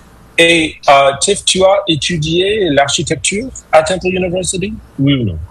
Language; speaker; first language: French; non-native, fluent; English